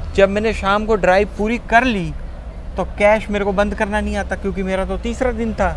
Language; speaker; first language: Hindi; native; Hindi